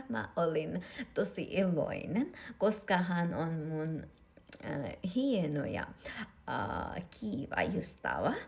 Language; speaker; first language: Finnish; non-native, learner; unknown